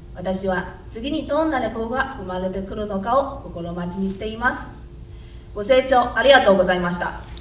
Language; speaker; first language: Japanese; non-native, fluent; Chinese